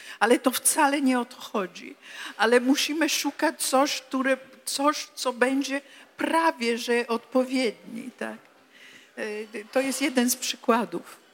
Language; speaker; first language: Polish; non-native, fluent; Italian